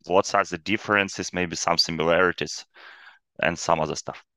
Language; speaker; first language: English; non-native, fluent; Ukrainian